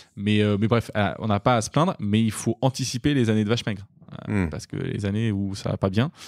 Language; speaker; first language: French; native; French